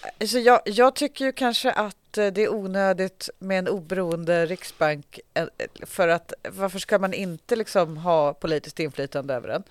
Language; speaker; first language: Swedish; native; Swedish